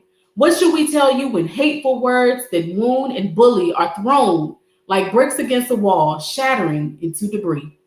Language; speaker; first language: English; native; English